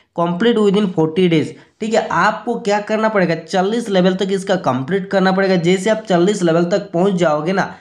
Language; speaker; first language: Hindi; native; Hindi